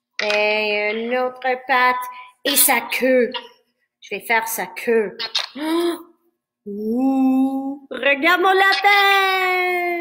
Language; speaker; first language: French; non-native, fluent; English